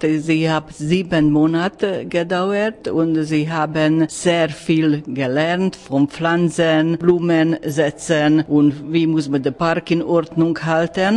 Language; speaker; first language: German; non-native, learner; Hungarian